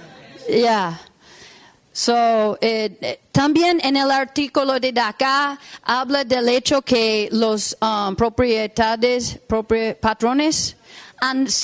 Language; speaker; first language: Spanish; non-native, fluent; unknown